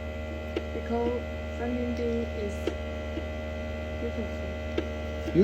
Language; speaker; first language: English; non-native, learner; Chinese